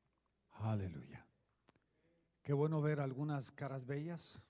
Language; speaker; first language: Spanish; native; Spanish